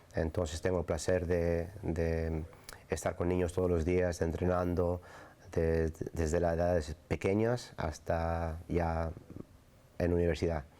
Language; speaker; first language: Spanish; early bilingual, other home language; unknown